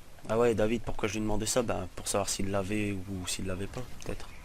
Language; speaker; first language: French; native; French